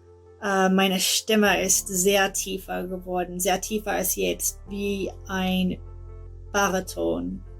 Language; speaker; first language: German; non-native, learner; English